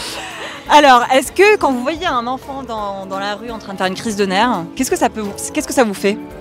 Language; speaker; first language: French; native; French